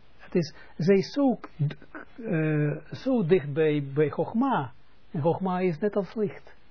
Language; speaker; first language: Dutch; non-native, fluent; Russian